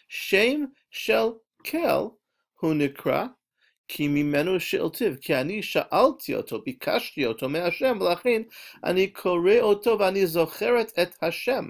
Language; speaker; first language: Hebrew; non-native, fluent; English